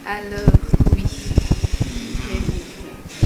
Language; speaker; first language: French; non-native, local second language; Haitian Creole